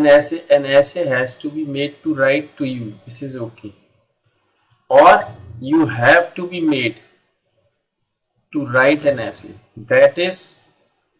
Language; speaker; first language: English; non-native, local second language; Hindi